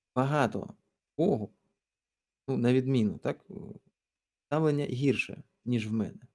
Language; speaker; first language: Ukrainian; non-native, local second language; Russian